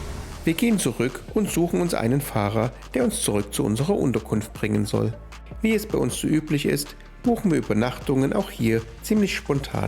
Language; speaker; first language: German; native; German